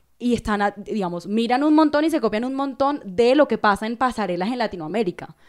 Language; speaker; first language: Spanish; native; Spanish